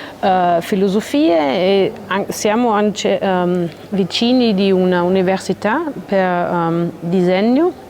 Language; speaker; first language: Italian; non-native, learner; German